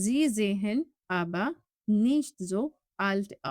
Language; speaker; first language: German; non-native, fluent; Urdu